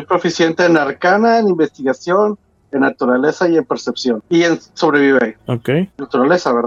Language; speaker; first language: Spanish; native; Spanish